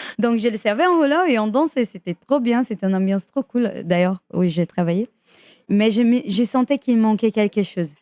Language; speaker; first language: French; non-native, fluent; Portuguese